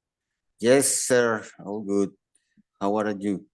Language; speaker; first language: English; non-native, learner; Spanish